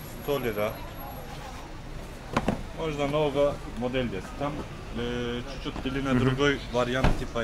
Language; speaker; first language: Russian; non-native, learner; Turkish